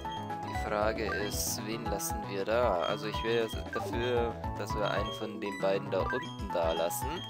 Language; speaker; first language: German; native; German